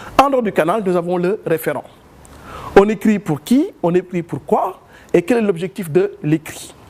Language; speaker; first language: French; non-native, local second language; Wolof